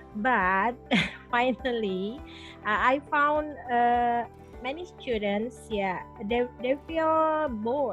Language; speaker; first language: English; non-native, local second language; Indonesian